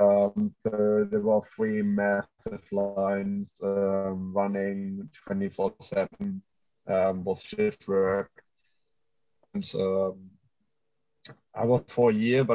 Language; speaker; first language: English; non-native, fluent; German